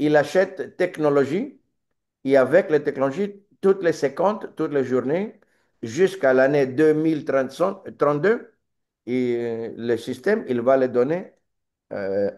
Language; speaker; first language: French; non-native, learner; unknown